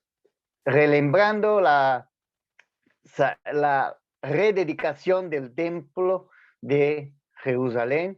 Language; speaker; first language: Spanish; non-native, fluent; Portuguese